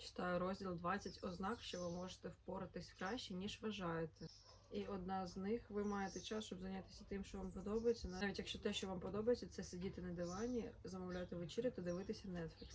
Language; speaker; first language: Ukrainian; non-native, local second language; Russian